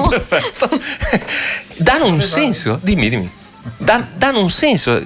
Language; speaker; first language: Italian; native; Italian